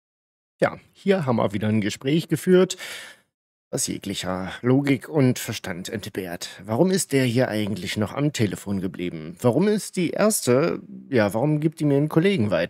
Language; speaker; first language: German; native; German